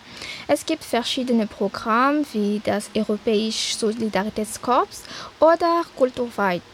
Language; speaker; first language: German; non-native, fluent; Malagasy